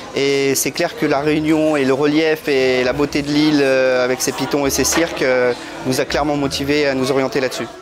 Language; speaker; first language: French; native; French